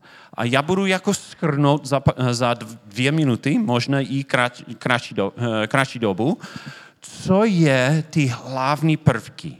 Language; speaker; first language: Czech; non-native, fluent; English